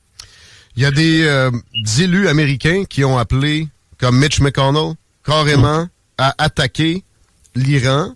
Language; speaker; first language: French; native; French